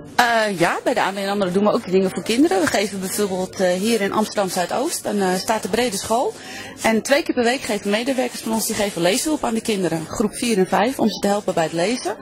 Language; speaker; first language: Dutch; native; Dutch